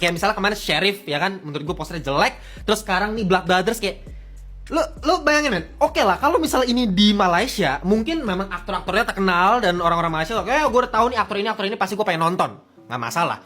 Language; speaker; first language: Indonesian; native; Indonesian